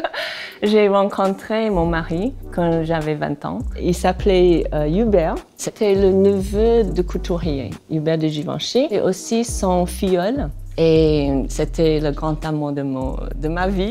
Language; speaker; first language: French; non-native, fluent; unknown